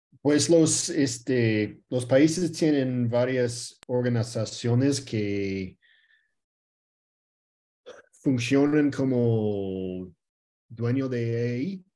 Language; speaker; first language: Spanish; early bilingual, heritage; Spanish